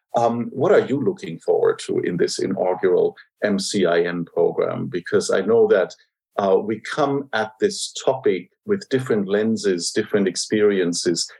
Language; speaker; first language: English; non-native, fluent; German